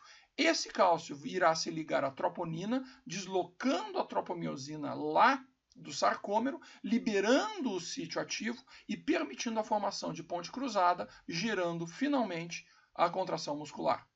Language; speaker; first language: Portuguese; native; Portuguese